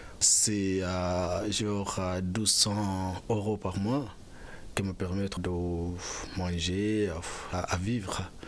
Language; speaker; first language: French; non-native, fluent; Arabic